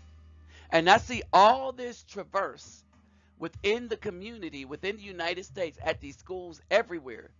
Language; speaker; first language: English; native; English